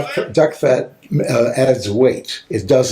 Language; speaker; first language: English; native; English